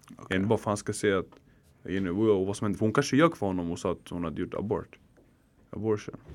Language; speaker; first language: Swedish; early bilingual, other home language; Arabic